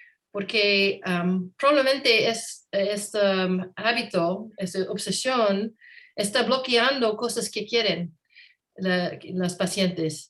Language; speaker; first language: Spanish; non-native, learner; English